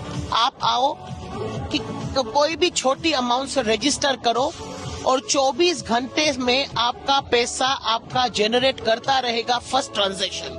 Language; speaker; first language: Hindi; native; Hindi